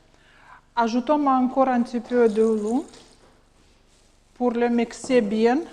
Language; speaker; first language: French; non-native, learner; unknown